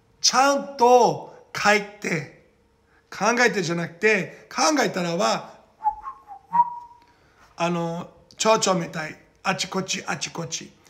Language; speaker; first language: Japanese; non-native, learner; Portuguese